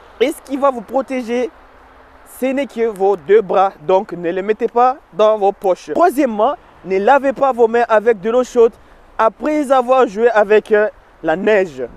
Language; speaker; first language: French; non-native, local second language; Swahili